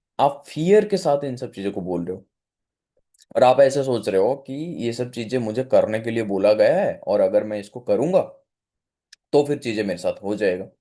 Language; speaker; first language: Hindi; non-native, local second language; Odia